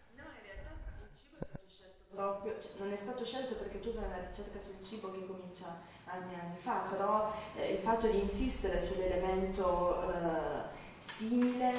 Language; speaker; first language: Italian; native; Italian